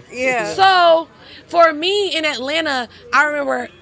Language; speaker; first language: English; native; English